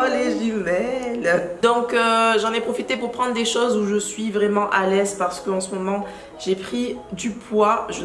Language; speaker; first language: French; native; French